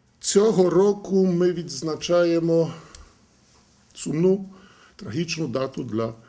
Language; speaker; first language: Ukrainian; early bilingual, heritage; Ukrainian